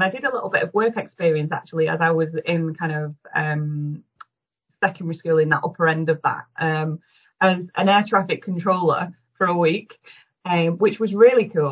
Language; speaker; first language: English; native; English